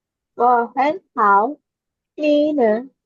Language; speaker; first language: Chinese; non-native, learner; Indonesian